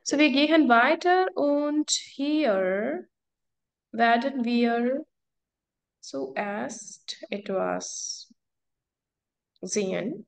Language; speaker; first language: German; non-native, fluent; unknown